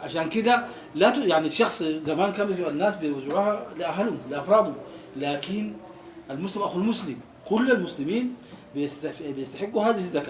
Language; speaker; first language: Arabic; native; Arabic